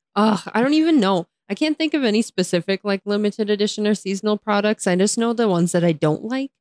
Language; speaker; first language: English; native; English